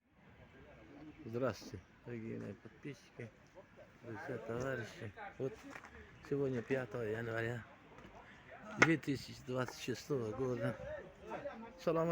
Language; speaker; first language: Russian; non-native, local second language; Uzbek